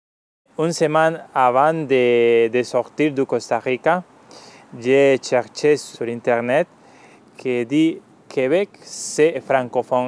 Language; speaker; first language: French; non-native, learner; Spanish